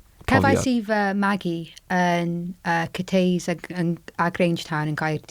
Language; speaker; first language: Welsh; non-native, local second language; English